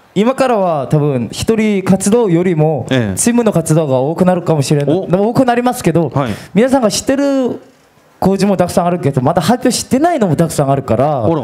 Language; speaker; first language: Japanese; non-native, fluent; Korean